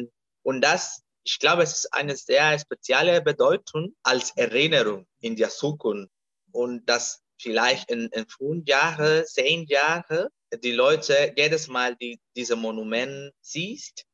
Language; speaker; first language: German; non-native, learner; Spanish